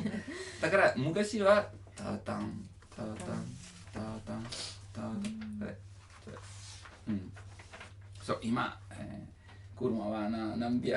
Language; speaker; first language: Japanese; non-native, learner; Italian